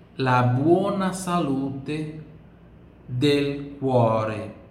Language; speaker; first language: Italian; non-native, fluent; Portuguese